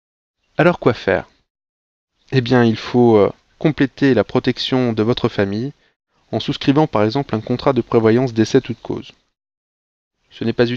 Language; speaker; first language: French; native; French